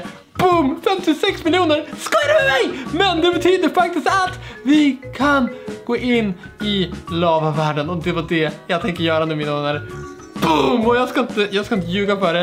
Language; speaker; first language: Swedish; native; Swedish